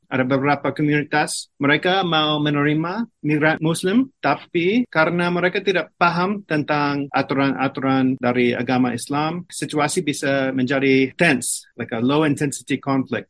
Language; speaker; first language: Malay; non-native, fluent; English